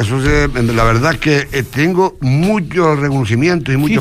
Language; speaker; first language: Spanish; native; Spanish